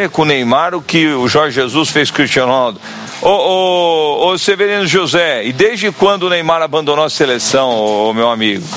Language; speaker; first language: Portuguese; native; Portuguese